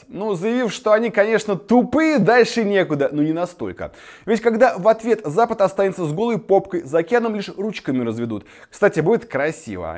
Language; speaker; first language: Russian; native; Russian